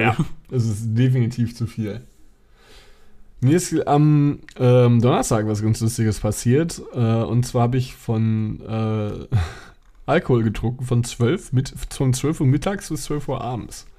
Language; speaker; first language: German; native; German